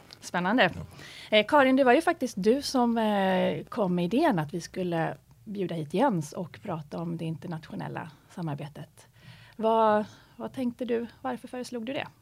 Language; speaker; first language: Swedish; native; Swedish